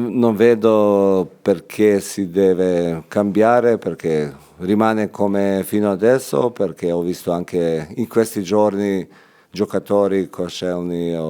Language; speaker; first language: Italian; non-native, fluent; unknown